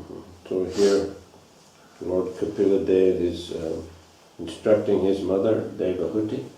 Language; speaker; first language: English; non-native, fluent; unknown